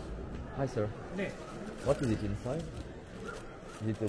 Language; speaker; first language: English; non-native, learner; French